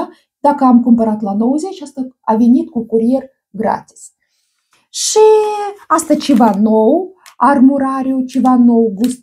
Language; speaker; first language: Romanian; non-native, learner; Russian